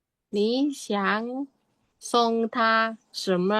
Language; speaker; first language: Chinese; non-native, learner; Indonesian